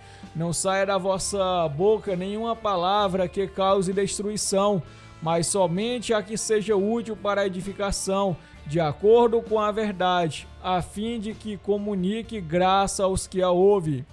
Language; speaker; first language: Portuguese; native; Portuguese